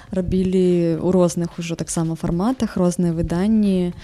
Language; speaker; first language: Belarusian; native; Belarusian